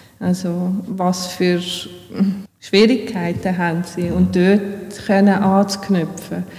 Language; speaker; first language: German; early bilingual, other home language; Bosnian